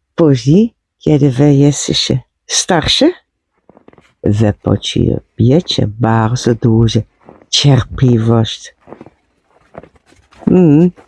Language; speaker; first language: Polish; non-native, learner; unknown